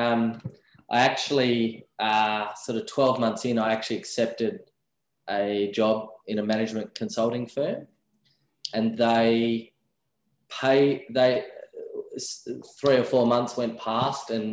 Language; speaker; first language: English; native; English